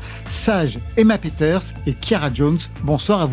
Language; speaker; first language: French; native; French